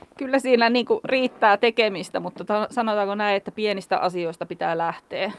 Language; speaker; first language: Finnish; native; Finnish